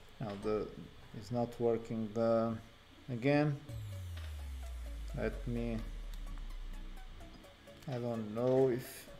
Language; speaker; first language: English; non-native, learner; Portuguese